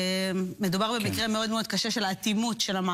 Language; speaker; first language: Hebrew; native; Hebrew